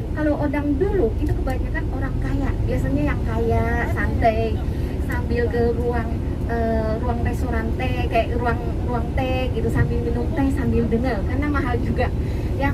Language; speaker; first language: Indonesian; non-native, fluent; Cantonese